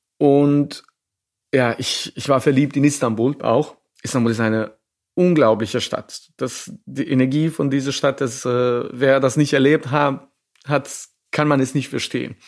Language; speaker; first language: German; non-native, fluent; Serbian